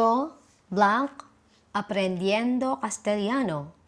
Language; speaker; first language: Spanish; non-native, learner; Filipino